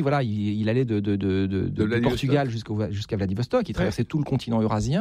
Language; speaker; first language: French; native; French